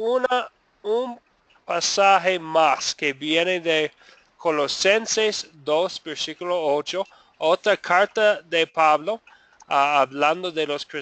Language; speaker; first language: Spanish; non-native, fluent; English